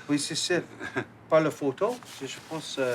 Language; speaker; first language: French; non-native, learner; English